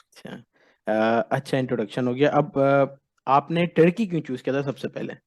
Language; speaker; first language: Urdu; native; Urdu